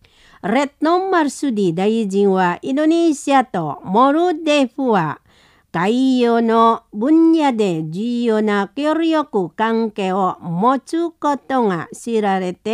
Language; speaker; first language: Japanese; non-native, fluent; Indonesian